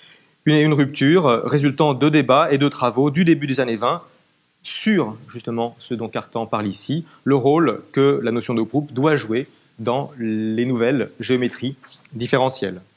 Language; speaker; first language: French; native; French